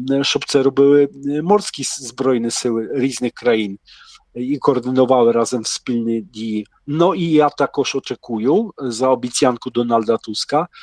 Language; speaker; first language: Polish; non-native, learner; Ukrainian